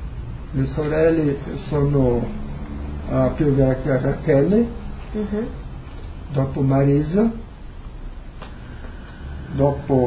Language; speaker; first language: Italian; early bilingual, heritage; Portuguese